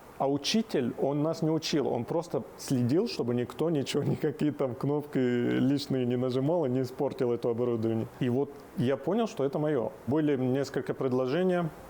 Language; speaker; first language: Russian; non-native, fluent; Arabic